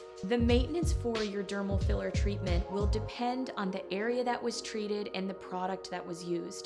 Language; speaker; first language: English; native; English